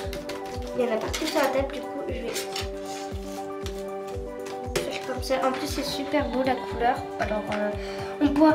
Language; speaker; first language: French; native; French